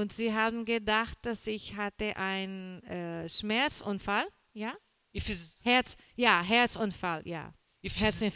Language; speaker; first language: German; non-native, learner; Portuguese